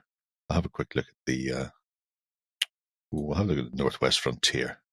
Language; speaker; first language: English; native; English